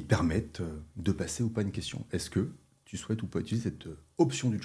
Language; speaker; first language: French; native; French